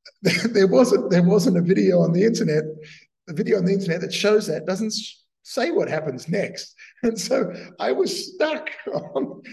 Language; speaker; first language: English; native; English